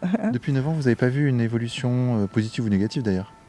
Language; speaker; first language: French; native; French